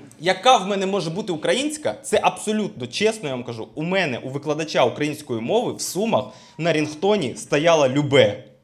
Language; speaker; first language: Ukrainian; non-native, local second language; Russian